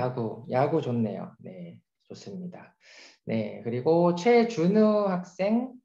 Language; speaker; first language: Korean; native; Korean